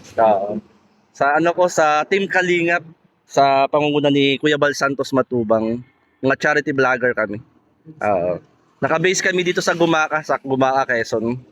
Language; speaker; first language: Filipino; native; Filipino